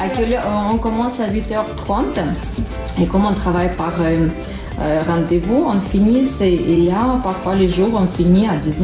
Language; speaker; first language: French; non-native, learner; Russian